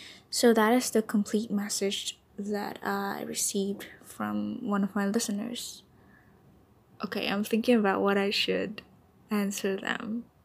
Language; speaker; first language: English; non-native, fluent; Vietnamese